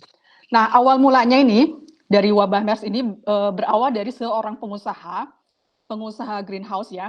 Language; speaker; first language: Indonesian; native; Indonesian